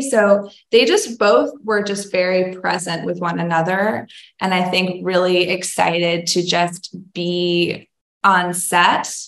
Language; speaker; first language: English; native; English